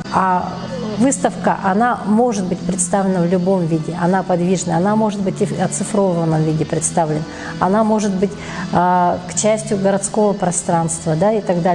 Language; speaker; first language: Russian; native; Russian